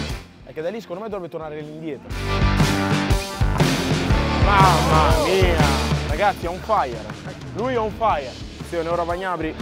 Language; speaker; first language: Italian; native; Italian